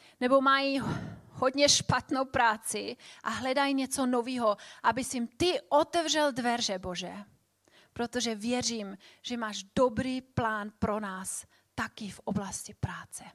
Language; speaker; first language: Czech; non-native, fluent; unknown